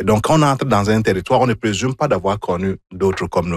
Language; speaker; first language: French; non-native, fluent; Igbo